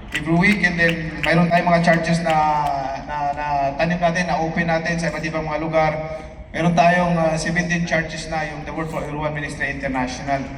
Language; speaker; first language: Filipino; non-native, local second language; Cebuano